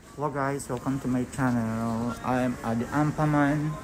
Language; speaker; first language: English; non-native, local second language; Filipino